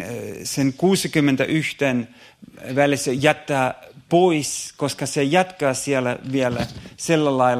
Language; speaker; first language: Finnish; non-native, fluent; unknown